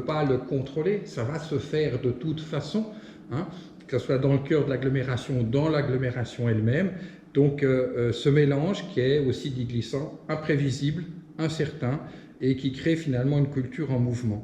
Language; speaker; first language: French; native; French